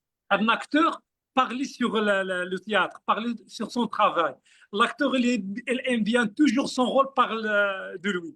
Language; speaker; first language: French; non-native, fluent; Arabic